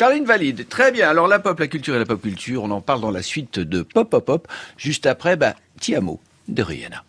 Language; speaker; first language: French; native; French